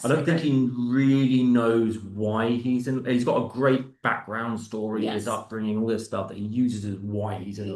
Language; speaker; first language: English; native; English